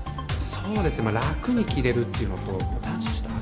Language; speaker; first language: Japanese; native; Japanese